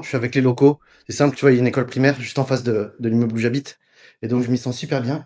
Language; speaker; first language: French; native; French